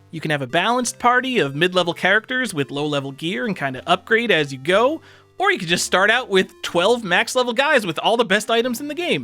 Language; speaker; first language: English; native; English